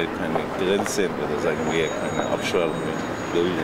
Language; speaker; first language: German; non-native, fluent; Persian